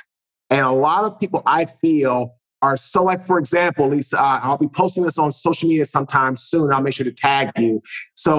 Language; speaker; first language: English; native; English